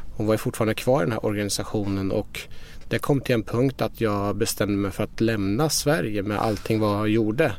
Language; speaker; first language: Swedish; early bilingual, other home language; Persian